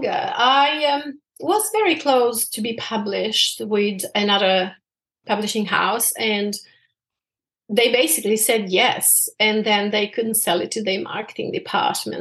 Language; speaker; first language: English; non-native, fluent; Bosnian